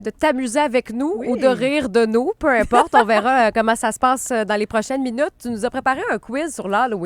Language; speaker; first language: French; native; French